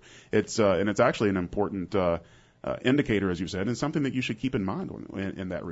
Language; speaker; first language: English; native; English